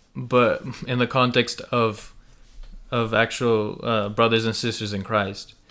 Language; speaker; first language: English; early bilingual, other home language; Russian